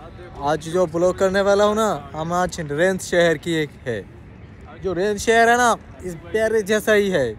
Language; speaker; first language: Hindi; non-native, learner; Bangla